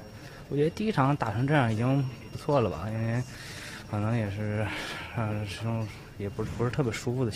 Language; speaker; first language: Chinese; native; Chinese